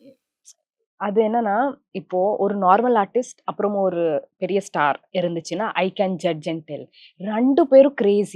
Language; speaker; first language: Tamil; non-native, local second language; Kannada